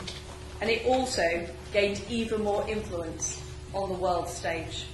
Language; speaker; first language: English; native; English